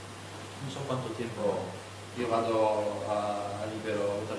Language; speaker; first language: Italian; native; Italian